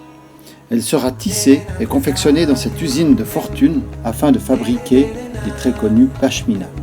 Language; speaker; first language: French; native; French